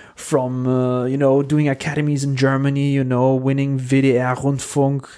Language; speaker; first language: English; non-native, fluent; Portuguese